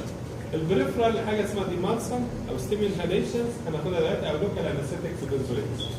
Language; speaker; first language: Arabic; native; Arabic